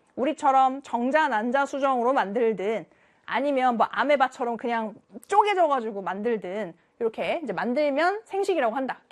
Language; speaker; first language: Korean; native; Korean